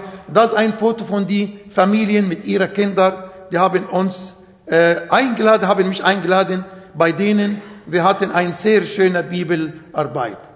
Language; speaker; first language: German; non-native, fluent; Arabic